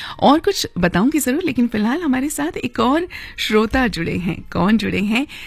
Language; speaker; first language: Hindi; native; Hindi